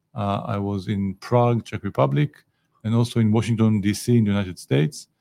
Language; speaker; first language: English; non-native, fluent; Hebrew